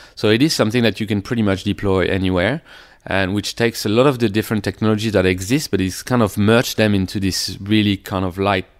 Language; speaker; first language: English; non-native, fluent; French